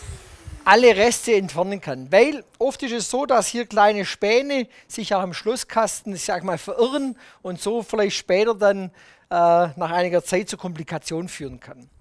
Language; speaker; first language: German; native; German